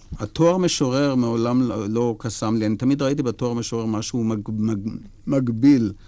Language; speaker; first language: Hebrew; native; Hebrew